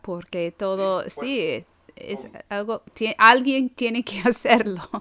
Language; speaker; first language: Spanish; non-native, fluent; English